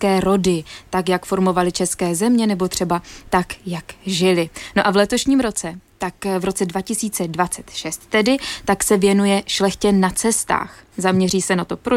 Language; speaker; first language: Czech; native; Czech